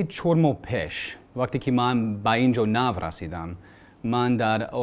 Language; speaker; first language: Persian; non-native, learner; English